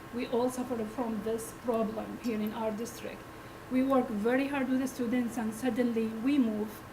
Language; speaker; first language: English; non-native, learner; Arabic